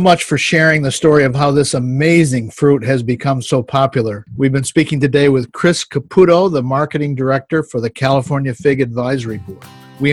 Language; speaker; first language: English; native; English